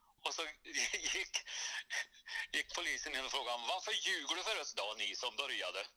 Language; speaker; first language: Swedish; native; Swedish